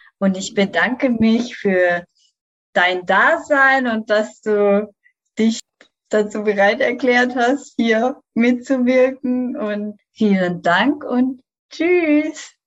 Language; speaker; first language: German; native; German